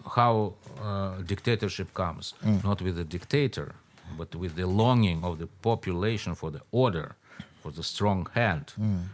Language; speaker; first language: English; non-native, fluent; Russian